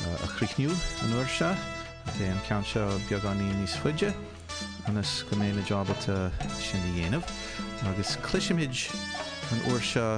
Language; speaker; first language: Irish; non-native, fluent; English